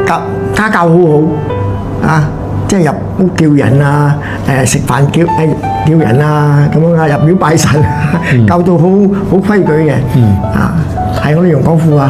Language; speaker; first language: Cantonese; native; Cantonese